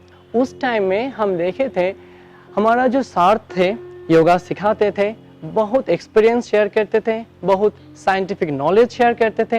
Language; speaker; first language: Hindi; non-native, fluent; Bangla